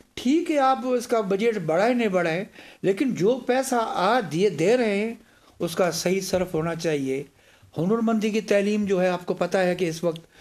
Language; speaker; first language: Urdu; non-native, local second language; Sindhi